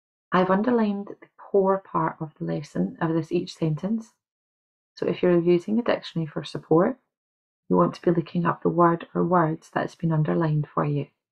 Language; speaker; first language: English; native; English